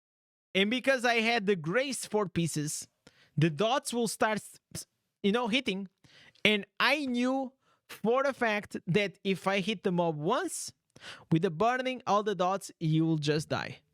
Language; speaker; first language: English; non-native, fluent; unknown